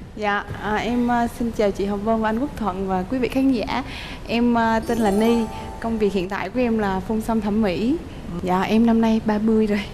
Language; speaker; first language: Vietnamese; native; Vietnamese